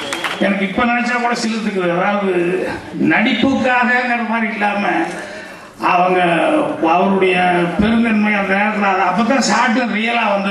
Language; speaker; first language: Tamil; native; Tamil